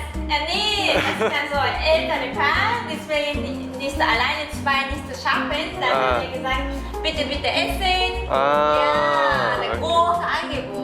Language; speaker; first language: German; non-native, learner; Japanese